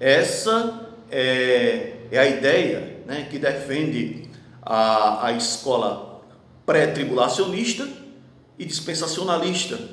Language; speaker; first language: Portuguese; native; Portuguese